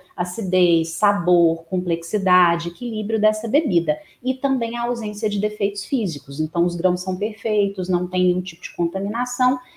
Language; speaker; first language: Portuguese; native; Portuguese